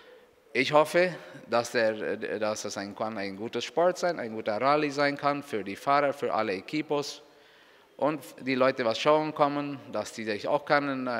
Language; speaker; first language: German; non-native, local second language; Spanish